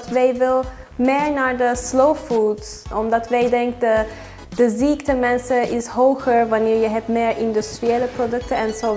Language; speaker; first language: Dutch; non-native, learner; Turkish